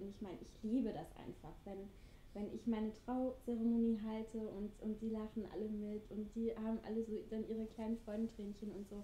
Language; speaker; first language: German; native; German